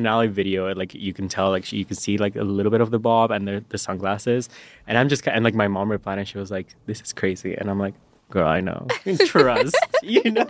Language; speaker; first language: English; non-native, fluent; Spanish